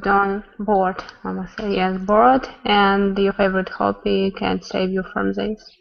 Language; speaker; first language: English; non-native, learner; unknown